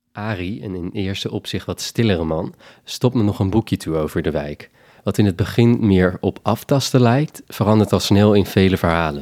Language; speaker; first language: Dutch; native; Dutch